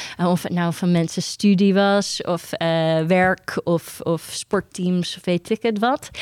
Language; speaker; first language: Dutch; early bilingual, heritage; Dutch